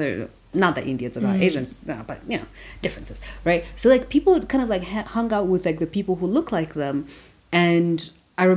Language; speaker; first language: English; non-native, local second language; Kinyarwanda